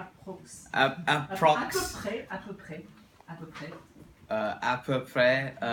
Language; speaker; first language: French; non-native, fluent; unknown